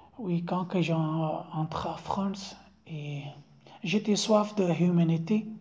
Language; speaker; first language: French; non-native, learner; Pashto